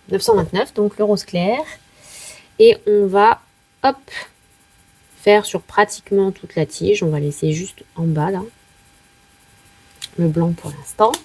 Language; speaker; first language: French; native; French